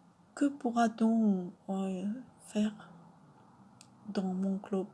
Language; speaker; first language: French; non-native, fluent; Russian